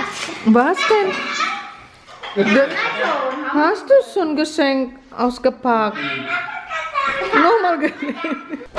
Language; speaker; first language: German; non-native, local second language; Indonesian